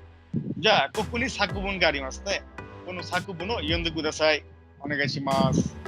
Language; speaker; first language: Japanese; non-native, fluent; Bangla